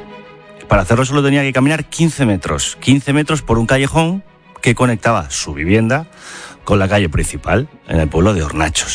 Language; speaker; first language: Spanish; native; Spanish